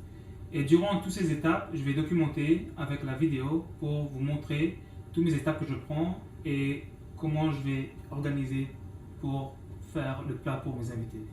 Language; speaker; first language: French; non-native, local second language; English